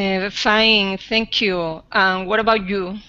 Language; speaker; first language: English; non-native, learner; Spanish